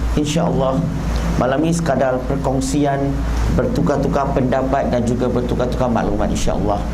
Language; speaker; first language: Malay; non-native, local second language; Chinese